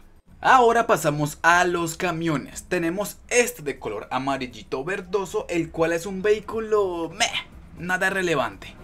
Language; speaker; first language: Spanish; native; Spanish